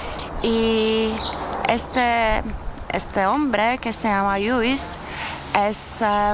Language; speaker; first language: Spanish; non-native, fluent; Czech